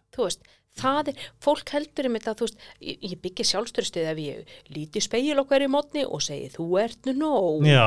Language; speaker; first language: Icelandic; native; Icelandic